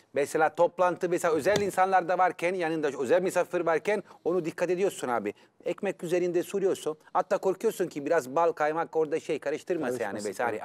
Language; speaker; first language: Turkish; non-native, fluent; Italian